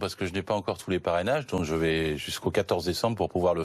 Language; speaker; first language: French; native; French